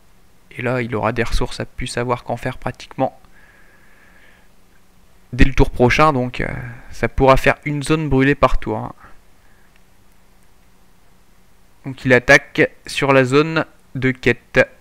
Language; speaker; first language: French; native; French